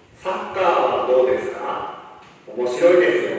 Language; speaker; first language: Japanese; non-native, learner; Indonesian